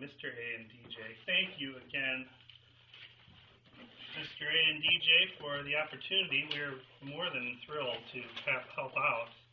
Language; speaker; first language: English; native; English